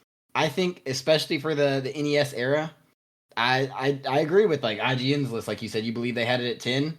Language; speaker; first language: English; native; English